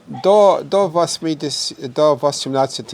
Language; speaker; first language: Russian; non-native, fluent; English